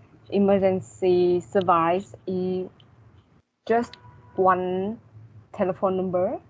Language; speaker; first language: English; non-native, learner; Vietnamese